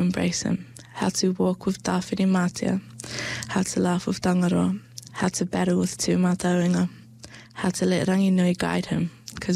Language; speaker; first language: English; native; English